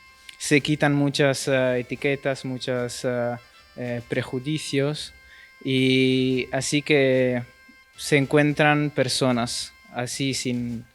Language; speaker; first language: Spanish; non-native, fluent; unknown